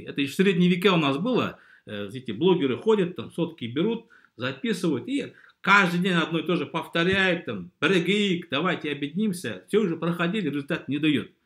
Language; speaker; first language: Russian; native; Russian